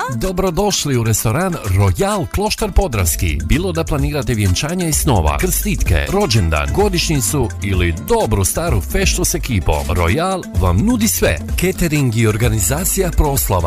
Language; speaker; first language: Croatian; native; Croatian